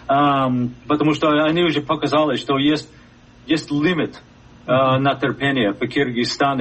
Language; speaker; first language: Russian; non-native, fluent; English